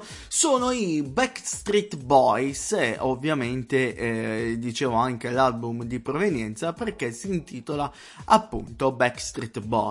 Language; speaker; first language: Italian; native; Italian